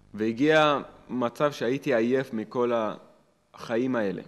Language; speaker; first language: Hebrew; non-native, fluent; Russian